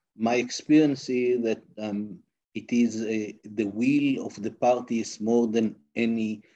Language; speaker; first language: English; non-native, fluent; Hebrew